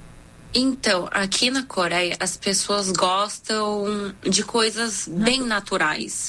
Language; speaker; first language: Portuguese; non-native, fluent; Korean